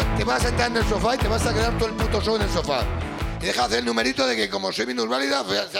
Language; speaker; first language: Spanish; native; Spanish